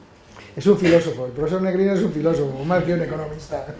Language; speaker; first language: Spanish; native; Spanish